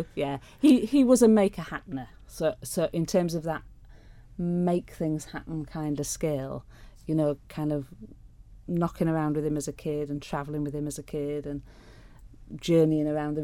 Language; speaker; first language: English; native; English